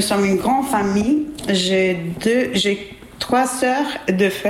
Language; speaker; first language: French; non-native, learner; Albanian